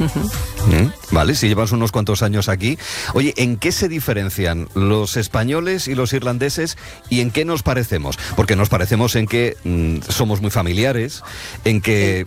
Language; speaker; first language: Spanish; native; Spanish